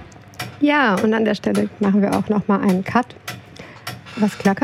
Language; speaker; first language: German; native; German